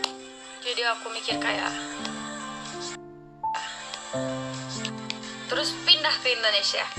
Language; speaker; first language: Indonesian; non-native, fluent; Turkish